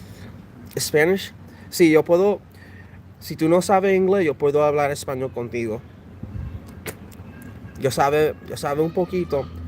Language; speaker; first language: Spanish; early bilingual, heritage; English